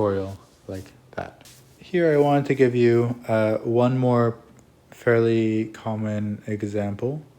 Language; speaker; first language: English; native; English